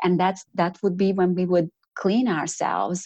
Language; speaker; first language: English; non-native, fluent; Romanian